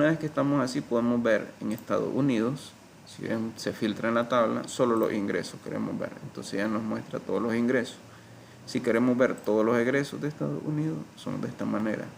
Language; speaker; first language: Spanish; native; Spanish